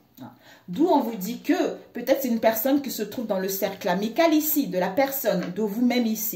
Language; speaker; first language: French; native; French